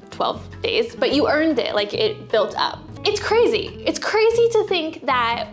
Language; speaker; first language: English; native; English